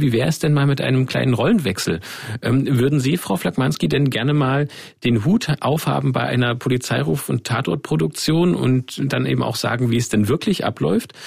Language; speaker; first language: German; native; German